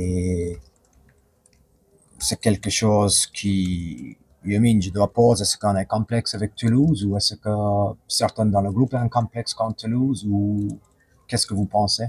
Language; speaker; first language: French; non-native, fluent; English